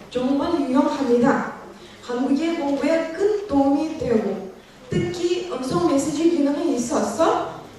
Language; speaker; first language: Korean; non-native, learner; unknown